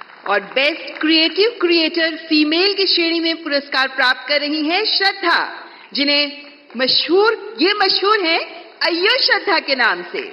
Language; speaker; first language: Hindi; native; Hindi